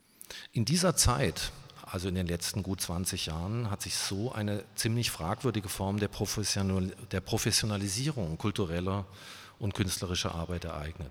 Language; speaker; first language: German; native; German